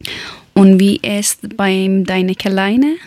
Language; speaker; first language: German; non-native, learner; Persian